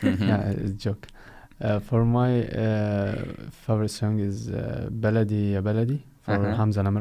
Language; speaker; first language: English; non-native, fluent; Arabic